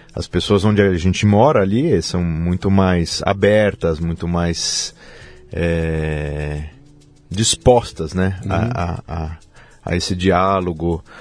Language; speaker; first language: Portuguese; native; Portuguese